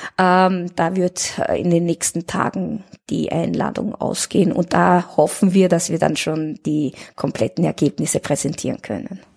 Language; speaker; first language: German; native; German